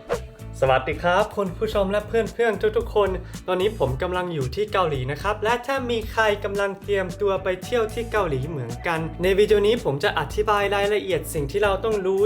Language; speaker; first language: Thai; non-native, fluent; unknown